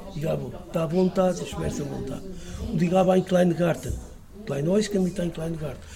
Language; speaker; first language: German; non-native, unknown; Portuguese